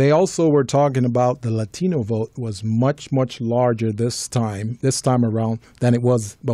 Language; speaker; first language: English; native; English